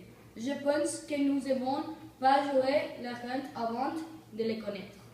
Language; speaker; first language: French; non-native, learner; Spanish